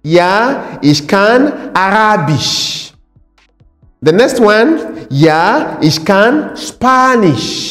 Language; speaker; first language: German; non-native, fluent; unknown